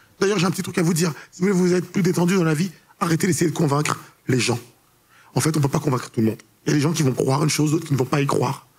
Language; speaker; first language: French; early bilingual, other home language; Haitian Creole